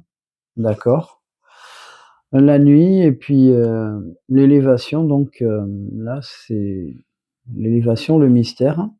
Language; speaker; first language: French; native; French